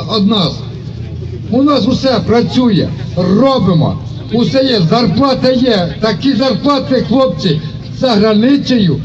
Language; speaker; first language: Ukrainian; native; Ukrainian